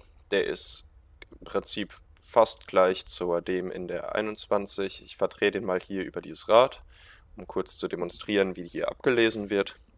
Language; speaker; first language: German; native; German